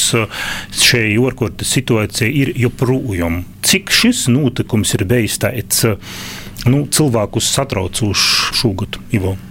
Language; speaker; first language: Latvian; native; Latvian